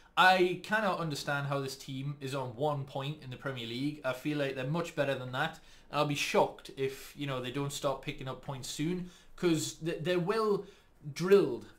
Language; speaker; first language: English; native; English